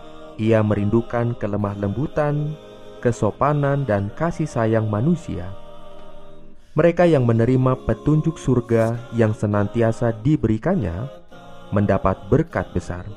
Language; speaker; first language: Indonesian; native; Indonesian